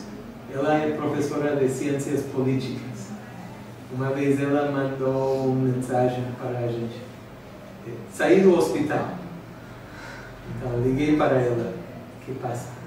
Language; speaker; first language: Portuguese; non-native, fluent; English